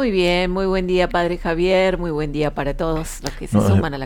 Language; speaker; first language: Spanish; native; Spanish